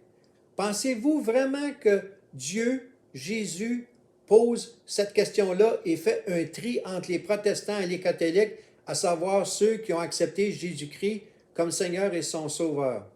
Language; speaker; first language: French; native; French